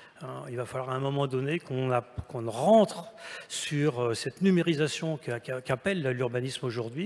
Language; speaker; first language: French; native; French